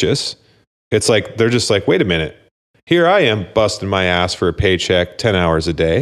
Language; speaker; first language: English; native; English